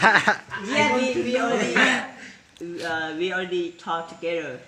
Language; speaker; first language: English; non-native, learner; Hmong